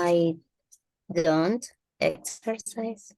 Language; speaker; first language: English; non-native, learner; Spanish